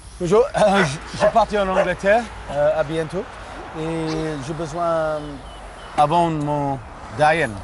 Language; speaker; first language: French; non-native, learner; English